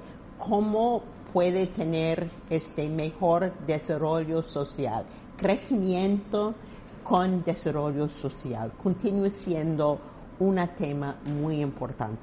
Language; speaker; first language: Spanish; non-native, fluent; English